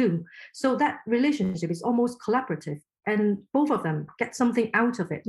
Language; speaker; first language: English; non-native, local second language; Cantonese